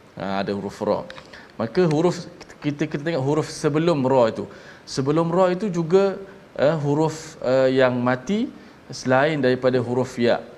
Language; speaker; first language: Malay; native; Malay